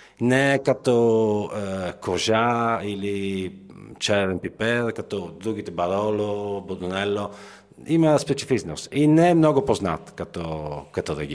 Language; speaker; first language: Bulgarian; non-native, fluent; Italian